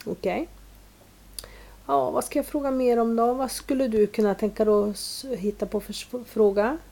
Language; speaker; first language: Swedish; native; Swedish